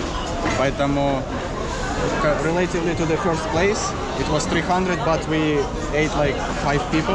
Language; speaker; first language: English; non-native, fluent; Russian